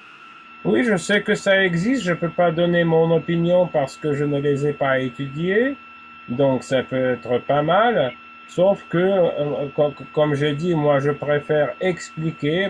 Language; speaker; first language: French; non-native, fluent; Russian